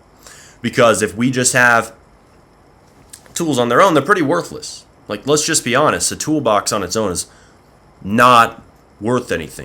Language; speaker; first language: English; native; English